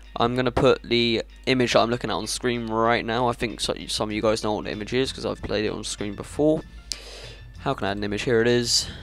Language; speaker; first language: English; native; English